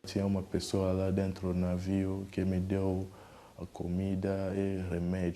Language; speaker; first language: Portuguese; non-native, learner; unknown